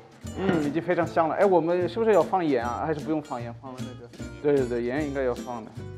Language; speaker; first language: Chinese; non-native, fluent; German